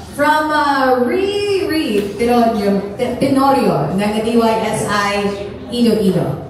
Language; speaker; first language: Filipino; non-native, local second language; Hiligaynon